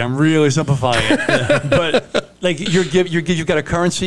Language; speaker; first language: English; non-native, fluent; Italian